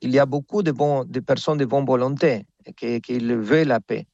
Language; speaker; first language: French; non-native, fluent; Spanish